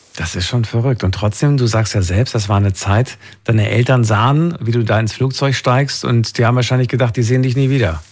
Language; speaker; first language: German; native; German